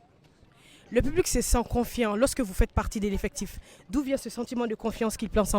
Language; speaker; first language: French; non-native, local second language; Bambara